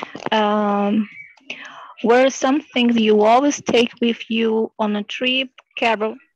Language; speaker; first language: English; non-native, learner; Portuguese